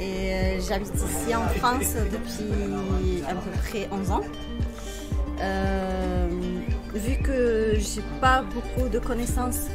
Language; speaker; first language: French; non-native, local second language; Arabic